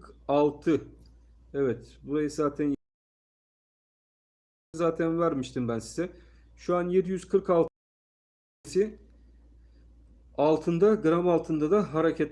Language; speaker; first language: Turkish; native; Turkish